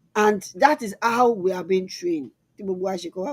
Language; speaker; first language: English; non-native, local second language; Yoruba